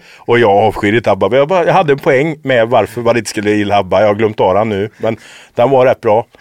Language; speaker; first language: Swedish; native; Swedish